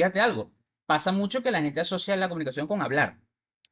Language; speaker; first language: Spanish; native; Spanish